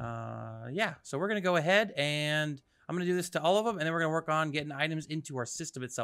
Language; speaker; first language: English; native; English